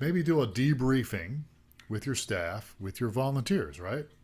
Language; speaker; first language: English; native; English